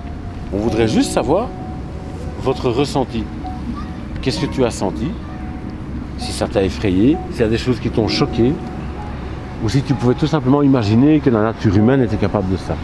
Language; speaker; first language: French; native; French